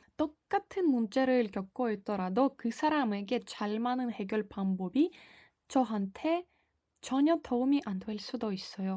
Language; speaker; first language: Korean; non-native, fluent; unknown